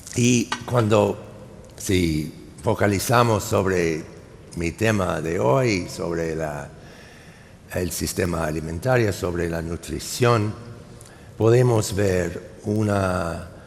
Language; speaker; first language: Spanish; non-native, fluent; English